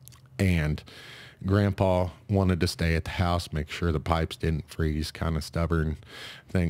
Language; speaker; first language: English; native; English